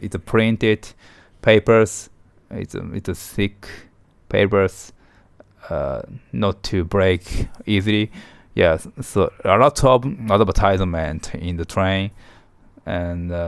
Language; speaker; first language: English; non-native, learner; Japanese